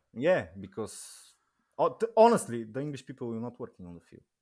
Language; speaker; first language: English; non-native, learner; Bulgarian